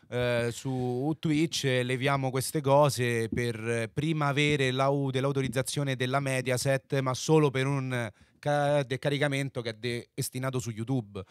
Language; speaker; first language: Italian; native; Italian